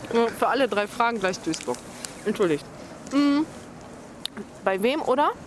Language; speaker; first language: German; early bilingual, other home language; Polish